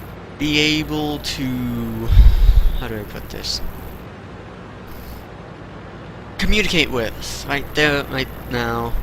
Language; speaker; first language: English; native; English